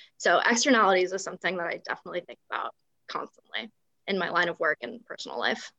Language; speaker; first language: English; native; English